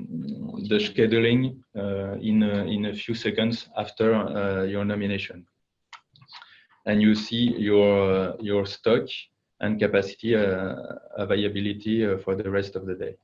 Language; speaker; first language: English; non-native, fluent; French